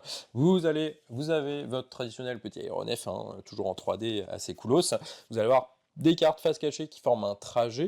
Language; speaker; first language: French; native; French